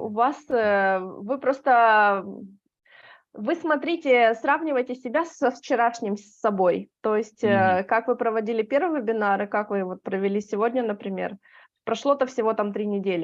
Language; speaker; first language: Russian; native; Russian